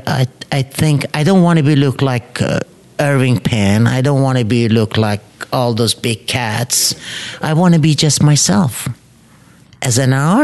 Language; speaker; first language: English; non-native, fluent; Persian